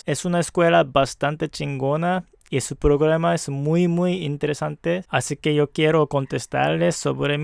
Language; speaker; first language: Spanish; non-native, fluent; Japanese